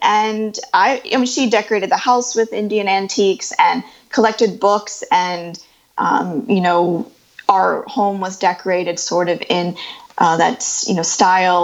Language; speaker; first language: English; native; English